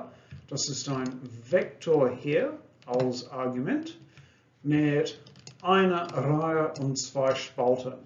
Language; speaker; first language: German; non-native, fluent; English